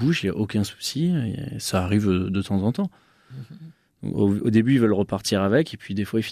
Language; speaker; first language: French; native; French